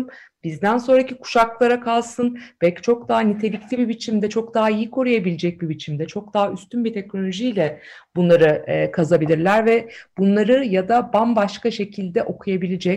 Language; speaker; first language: Turkish; native; Turkish